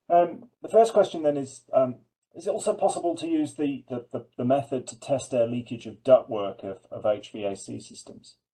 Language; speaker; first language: English; native; English